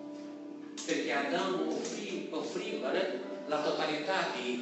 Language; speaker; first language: Italian; non-native, learner; Portuguese